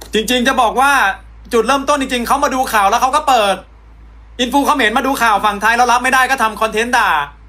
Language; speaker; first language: Thai; native; Thai